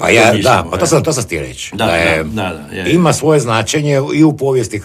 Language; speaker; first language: Croatian; native; Croatian